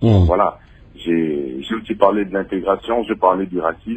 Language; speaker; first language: French; non-native, local second language; Lingala